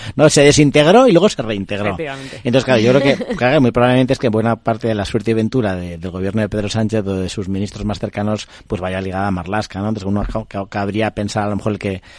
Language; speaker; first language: Spanish; native; Spanish